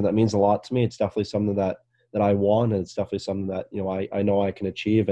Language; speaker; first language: English; native; English